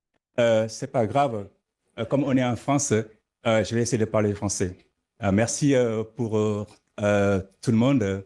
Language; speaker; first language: French; non-native, local second language; Wolof